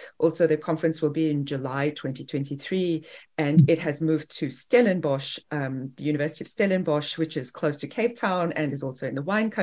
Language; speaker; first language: English; native; English